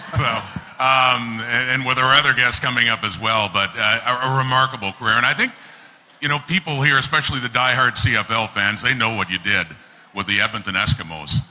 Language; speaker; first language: English; native; English